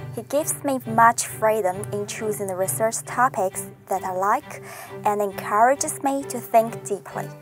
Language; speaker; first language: English; non-native, fluent; Chinese